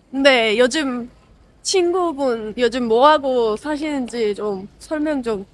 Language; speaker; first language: Korean; non-native, fluent; Turkish